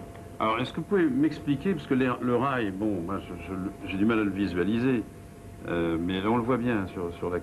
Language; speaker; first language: French; native; French